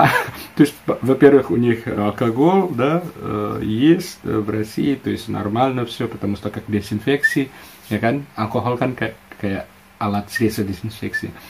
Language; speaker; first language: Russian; non-native, fluent; Indonesian